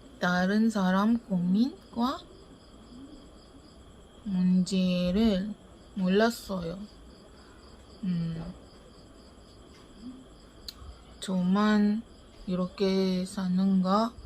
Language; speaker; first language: Korean; non-native, learner; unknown